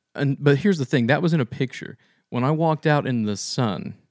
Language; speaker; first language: English; native; English